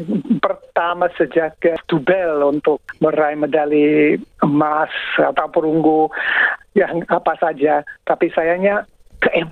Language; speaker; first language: Indonesian; non-native, fluent; English